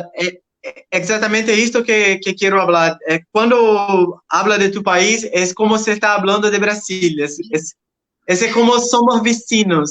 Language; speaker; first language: Spanish; non-native, learner; Portuguese